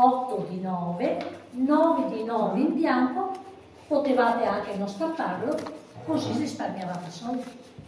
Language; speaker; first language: Italian; native; Italian